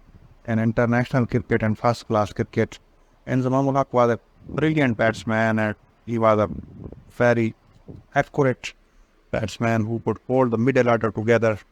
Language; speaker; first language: English; non-native, local second language; Urdu